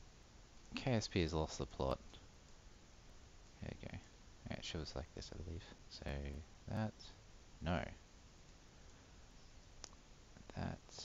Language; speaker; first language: English; native; English